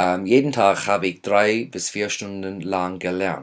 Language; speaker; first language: German; non-native, fluent; English